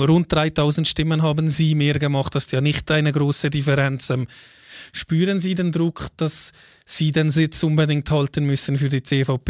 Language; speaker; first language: German; native; German